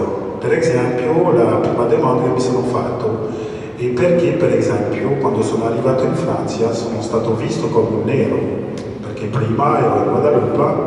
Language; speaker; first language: Italian; early bilingual, other home language; French